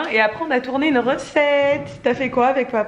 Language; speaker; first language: French; native; French